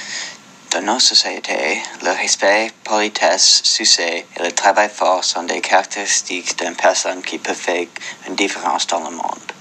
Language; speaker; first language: French; non-native, local second language; English